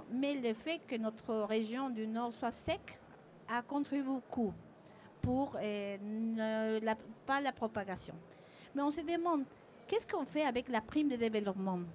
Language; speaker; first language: French; non-native, fluent; Spanish